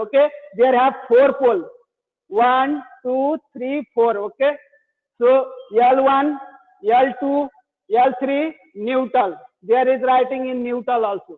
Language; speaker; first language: English; non-native, learner; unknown